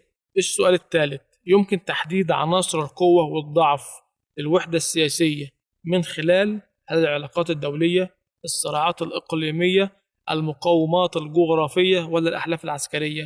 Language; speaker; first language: Arabic; native; Arabic